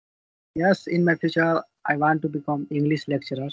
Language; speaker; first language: English; non-native, learner; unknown